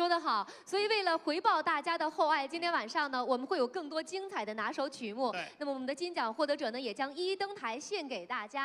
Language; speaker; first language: Chinese; native; Chinese